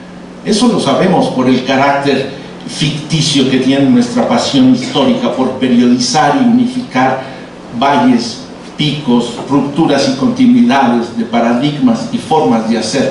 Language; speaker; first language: Spanish; native; Spanish